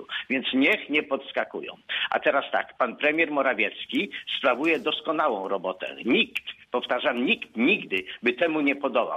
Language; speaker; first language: Polish; native; Polish